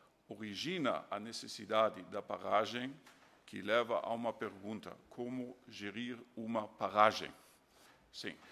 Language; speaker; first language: Portuguese; non-native, fluent; German